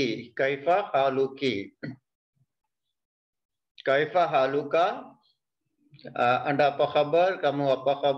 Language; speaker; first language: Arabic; non-native, fluent; Indonesian